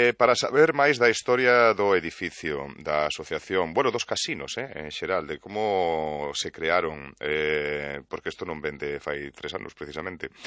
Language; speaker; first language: Galician; native; Galician